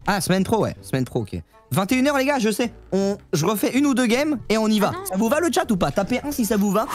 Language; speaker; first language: French; native; French